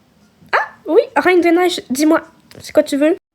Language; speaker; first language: French; native; French